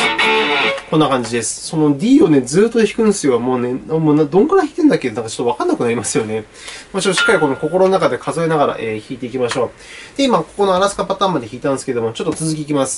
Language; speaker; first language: Japanese; native; Japanese